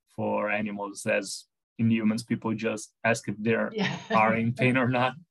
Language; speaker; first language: English; non-native, fluent; Portuguese